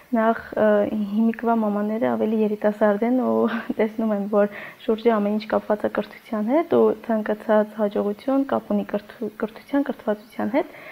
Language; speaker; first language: Armenian; non-native, local second language; Kurdish